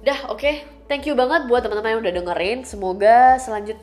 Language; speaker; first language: Indonesian; native; Indonesian